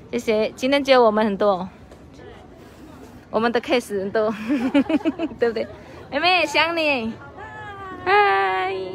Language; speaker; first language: Chinese; non-native, learner; Javanese